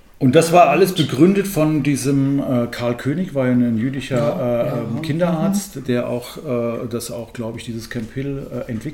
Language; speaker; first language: German; native; German